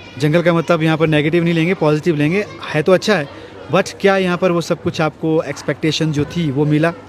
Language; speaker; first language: Hindi; native; Hindi